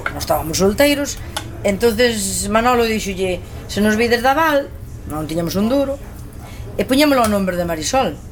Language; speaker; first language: Galician; native; Galician